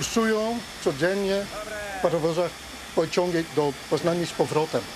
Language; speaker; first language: Polish; non-native, learner; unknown